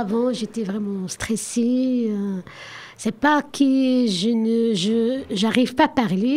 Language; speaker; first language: French; non-native, learner; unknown